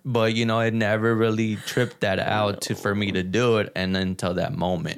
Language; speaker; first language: English; early bilingual, other home language; Spanish